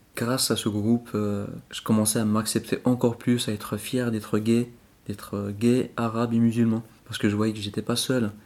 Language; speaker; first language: French; non-native, local second language; Arabic